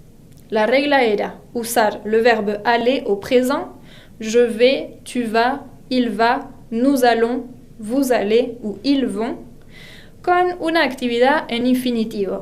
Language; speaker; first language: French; non-native, fluent; Spanish